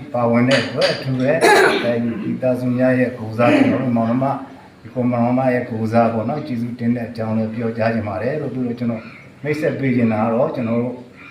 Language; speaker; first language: Burmese; non-native, local second language; Hakha Chin